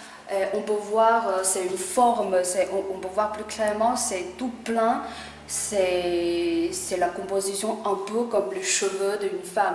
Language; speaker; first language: French; non-native, fluent; Chinese